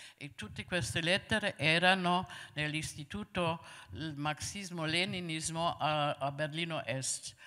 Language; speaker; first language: Italian; non-native, fluent; German